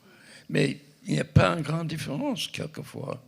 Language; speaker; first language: French; non-native, fluent; English